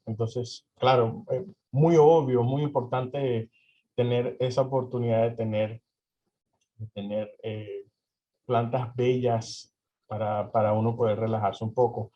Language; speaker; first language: Spanish; early bilingual, heritage; Spanish